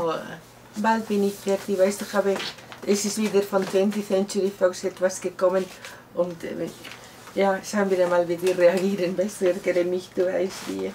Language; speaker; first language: German; non-native, fluent; Spanish